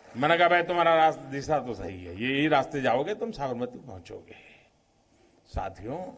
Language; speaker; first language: Hindi; non-native, local second language; Gujarati